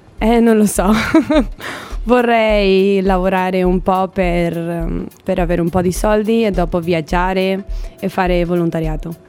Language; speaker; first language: Italian; non-native, learner; Spanish